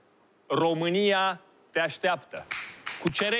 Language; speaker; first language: Romanian; native; Romanian